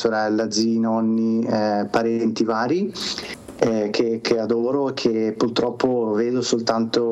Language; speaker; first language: Italian; native; Italian